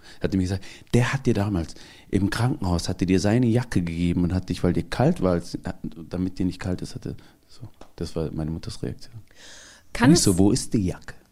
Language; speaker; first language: German; early bilingual, other home language; Tigrinya